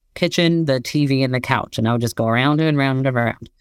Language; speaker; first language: English; native; English